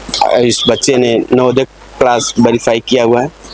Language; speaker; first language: Hindi; native; Hindi